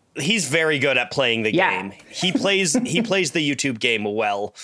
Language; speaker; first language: English; native; English